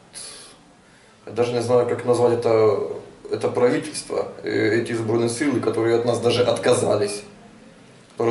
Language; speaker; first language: Russian; non-native, local second language; Ukrainian